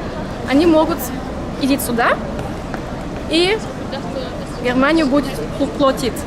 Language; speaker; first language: Russian; early bilingual, heritage; German